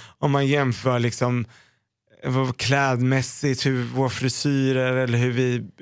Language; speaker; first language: Swedish; early bilingual, other home language; Arabic